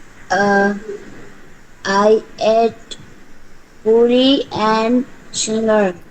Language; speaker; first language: English; non-native, learner; Bangla